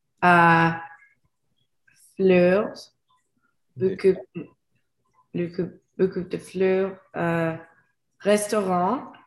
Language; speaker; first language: French; non-native, learner; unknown